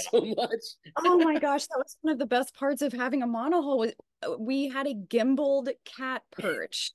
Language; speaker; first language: English; native; English